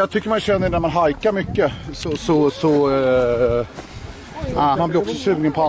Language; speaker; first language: Swedish; native; Swedish